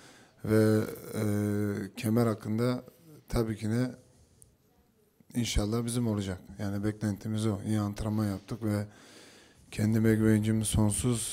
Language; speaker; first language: Turkish; early bilingual, heritage; Turkish